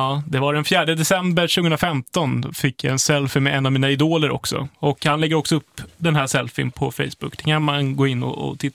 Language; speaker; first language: Swedish; native; Swedish